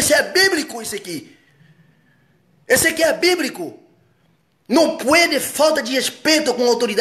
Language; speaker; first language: Portuguese; non-native, fluent; Haitian Creole